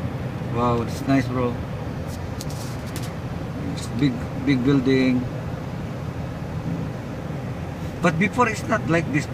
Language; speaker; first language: English; non-native, local second language; Filipino